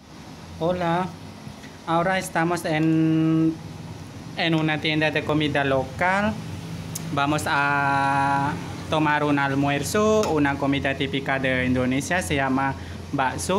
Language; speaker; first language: Spanish; non-native, learner; Indonesian